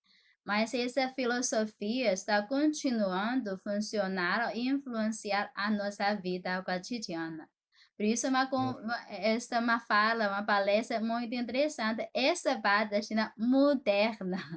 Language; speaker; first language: Portuguese; non-native, fluent; Chinese